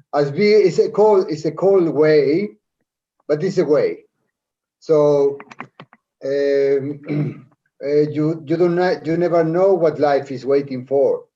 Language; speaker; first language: English; non-native, learner; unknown